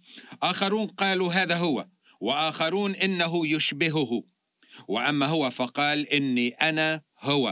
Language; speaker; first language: Arabic; native; Arabic